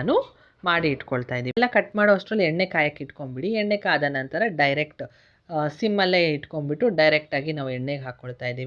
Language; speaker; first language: Kannada; native; Kannada